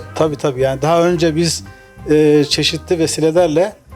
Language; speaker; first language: Turkish; native; Turkish